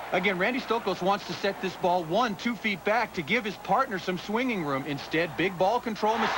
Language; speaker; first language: English; native; English